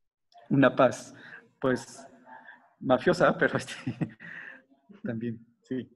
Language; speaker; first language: Spanish; native; Spanish